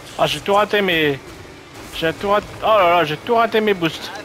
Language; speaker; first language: French; native; French